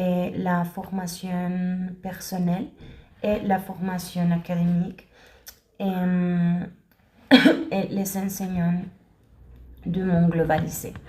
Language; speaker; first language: French; non-native, learner; Spanish